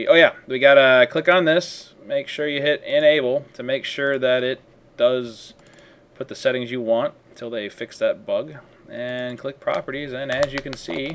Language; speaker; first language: English; native; English